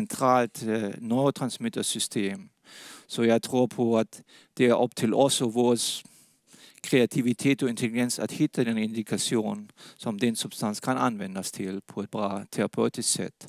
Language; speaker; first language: Swedish; non-native, fluent; Danish